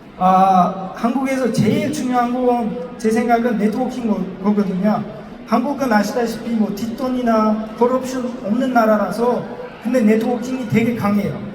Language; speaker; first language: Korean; non-native, fluent; Uzbek